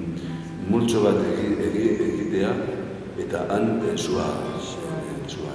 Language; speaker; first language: Basque; non-native, local second language; Spanish